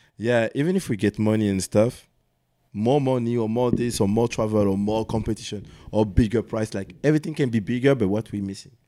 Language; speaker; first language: English; non-native, learner; French